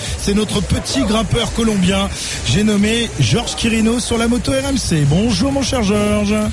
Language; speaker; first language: French; native; French